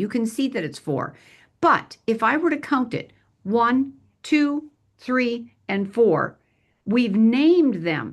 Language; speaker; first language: English; native; English